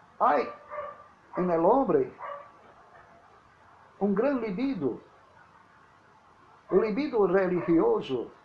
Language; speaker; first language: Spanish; non-native, learner; Portuguese